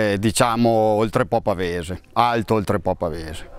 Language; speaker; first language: Italian; native; Italian